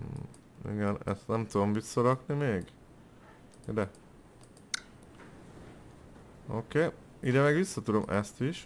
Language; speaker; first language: Hungarian; native; Hungarian